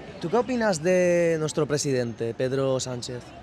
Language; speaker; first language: Spanish; native; Spanish